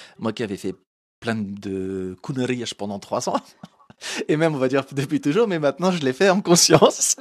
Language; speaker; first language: French; early bilingual, other home language; Portuguese